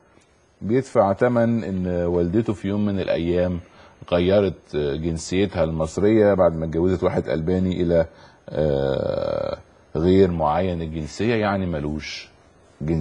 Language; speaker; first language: Arabic; native; Arabic